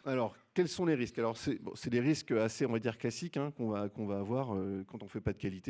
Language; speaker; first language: French; native; French